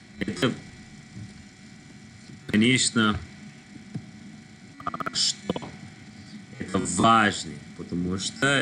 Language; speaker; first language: Russian; non-native, learner; English